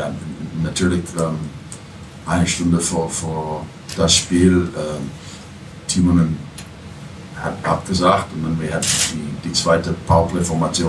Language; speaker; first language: German; non-native, learner; English